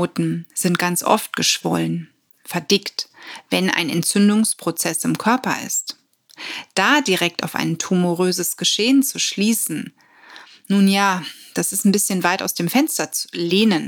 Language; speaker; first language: German; native; German